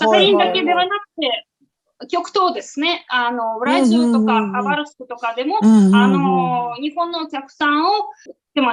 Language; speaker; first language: Japanese; non-native, fluent; Russian